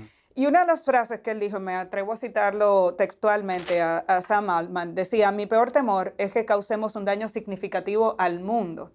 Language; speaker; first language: Spanish; native; Spanish